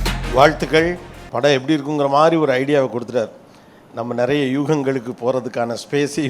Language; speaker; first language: Tamil; native; Tamil